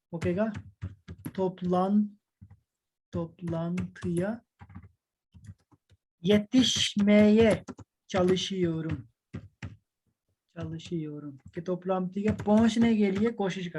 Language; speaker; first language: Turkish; non-native, learner; Urdu